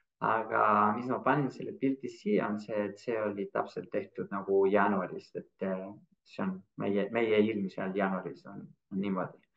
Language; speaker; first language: Estonian; non-native, fluent; Spanish